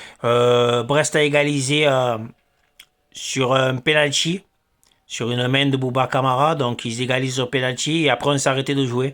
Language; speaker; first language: French; native; French